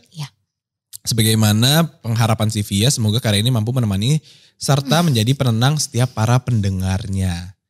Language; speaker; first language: Indonesian; native; Indonesian